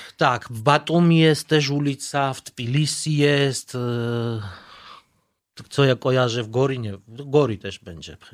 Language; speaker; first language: Polish; non-native, learner; Georgian